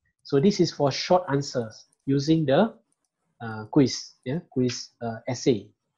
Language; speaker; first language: English; non-native, local second language; Malay